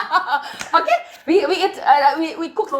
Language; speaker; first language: English; non-native, learner; Indonesian